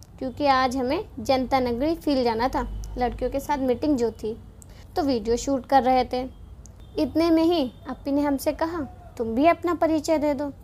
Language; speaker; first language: Hindi; native; Hindi